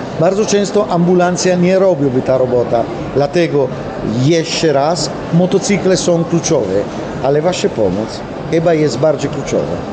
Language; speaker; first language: Polish; non-native, learner; Italian